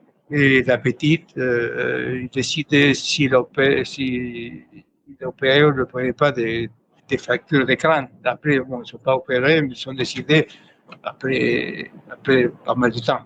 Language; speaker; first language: French; non-native, fluent; Spanish